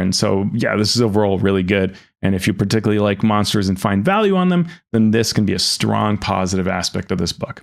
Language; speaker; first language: English; native; English